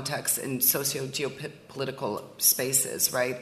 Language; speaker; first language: English; native; English